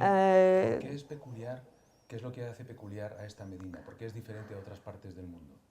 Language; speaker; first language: Spanish; native; Spanish